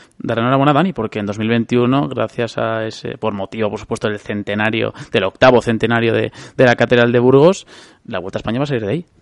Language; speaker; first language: Spanish; native; Spanish